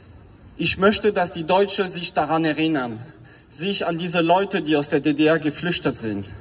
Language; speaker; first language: German; non-native, fluent; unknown